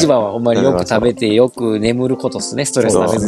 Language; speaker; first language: Japanese; native; Japanese